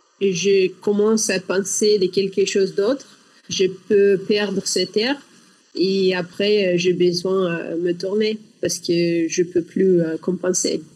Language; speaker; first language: French; non-native, learner; Russian